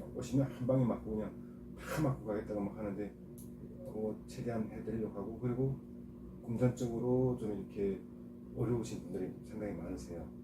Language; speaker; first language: Korean; native; Korean